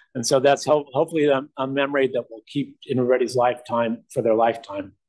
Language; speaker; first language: English; native; English